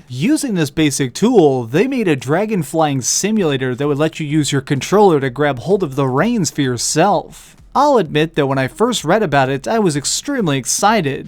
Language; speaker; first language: English; native; English